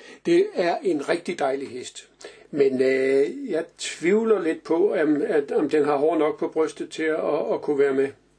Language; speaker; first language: Danish; native; Danish